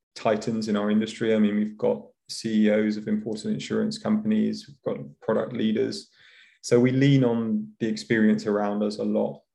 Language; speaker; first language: English; native; English